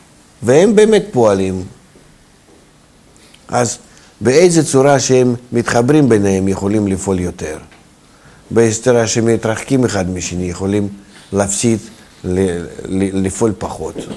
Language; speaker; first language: Hebrew; non-native, fluent; Russian